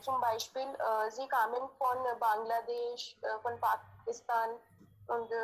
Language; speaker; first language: German; non-native, learner; Hindi